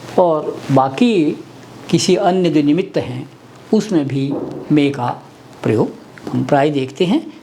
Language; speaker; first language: Hindi; native; Hindi